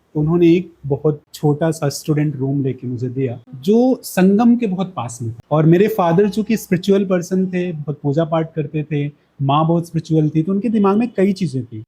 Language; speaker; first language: Hindi; native; Hindi